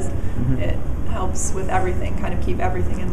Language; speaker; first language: English; native; English